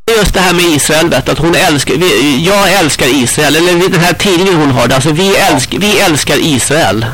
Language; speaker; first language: Swedish; native; Swedish